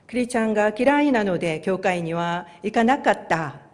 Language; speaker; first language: Japanese; non-native, fluent; Korean